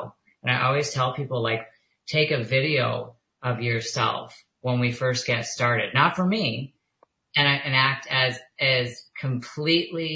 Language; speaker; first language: English; native; English